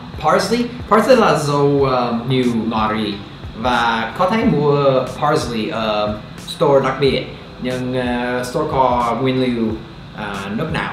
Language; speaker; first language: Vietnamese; non-native, fluent; English